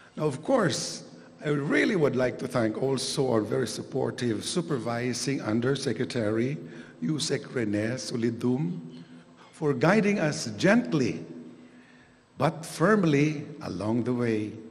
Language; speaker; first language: English; non-native, local second language; Filipino